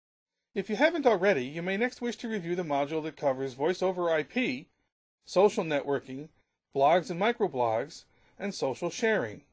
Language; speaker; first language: English; native; English